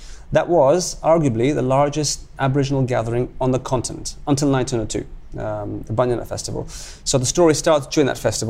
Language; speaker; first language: English; native; English